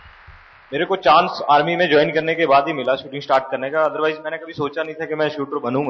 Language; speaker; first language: Hindi; native; Hindi